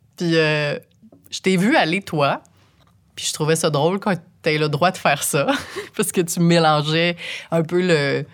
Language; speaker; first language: French; native; French